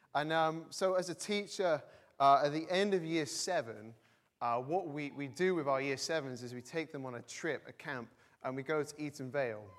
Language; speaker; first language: English; native; English